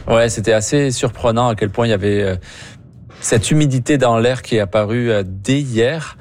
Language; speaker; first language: French; native; French